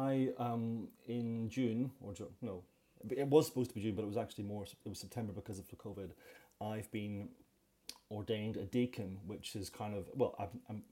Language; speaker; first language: English; native; English